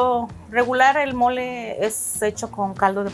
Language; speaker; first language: Spanish; native; Spanish